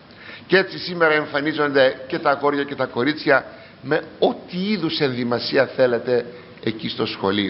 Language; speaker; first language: Greek; native; Greek